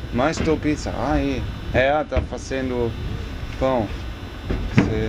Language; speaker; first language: Portuguese; non-native, learner; German